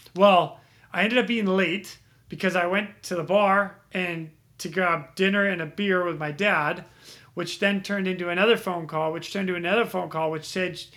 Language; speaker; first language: English; native; English